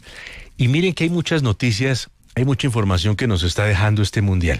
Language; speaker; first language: Spanish; native; Spanish